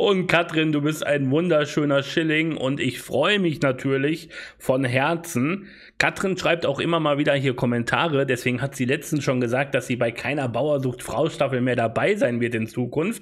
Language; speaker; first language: German; native; German